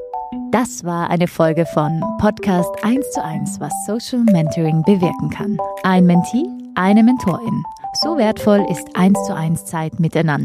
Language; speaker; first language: German; native; German